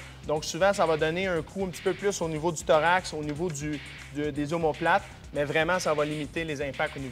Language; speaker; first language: French; native; French